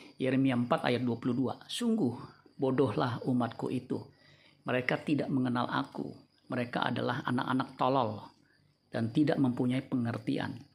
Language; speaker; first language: Indonesian; native; Indonesian